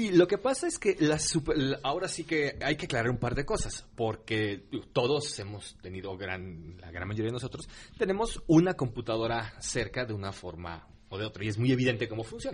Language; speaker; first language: Spanish; native; Spanish